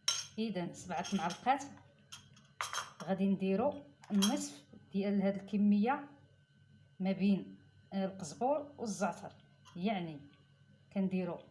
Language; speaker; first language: Arabic; native; Arabic